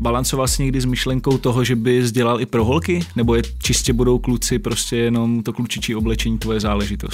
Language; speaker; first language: Czech; native; Czech